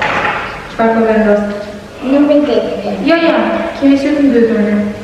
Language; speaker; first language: Albanian; early bilingual, heritage; Albanian